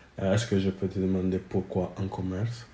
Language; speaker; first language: French; non-native, fluent; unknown